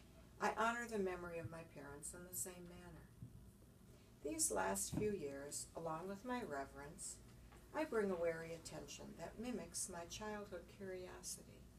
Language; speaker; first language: English; native; English